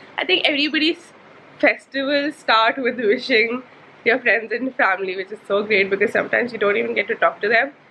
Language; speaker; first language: English; non-native, local second language; Hindi